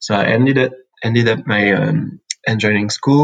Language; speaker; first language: English; non-native, fluent; French